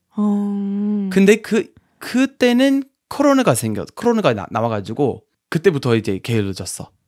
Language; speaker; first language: Korean; non-native, fluent; English